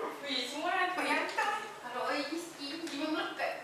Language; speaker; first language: Malay; native; Malay